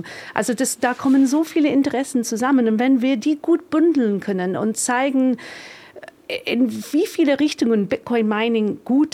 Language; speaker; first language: German; non-native, fluent; English